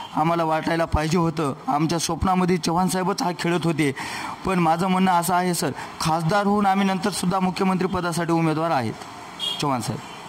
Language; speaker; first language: Marathi; native; Marathi